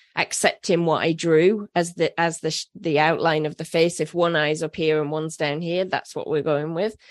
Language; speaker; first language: English; native; English